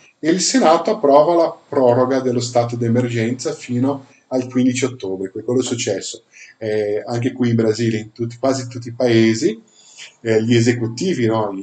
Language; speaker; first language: Italian; non-native, fluent; Portuguese